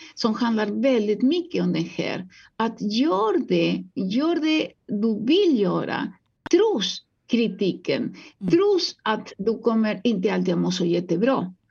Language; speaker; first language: Swedish; non-native, fluent; Spanish